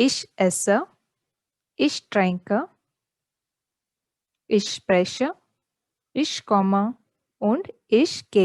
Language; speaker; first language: German; non-native, learner; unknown